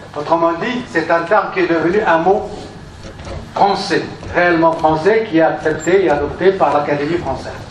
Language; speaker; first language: French; non-native, local second language; Arabic